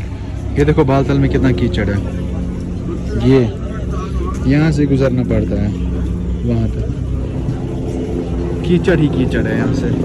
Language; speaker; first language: Hindi; non-native, local second language; Kashmiri